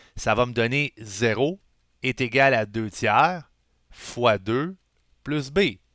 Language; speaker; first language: French; native; French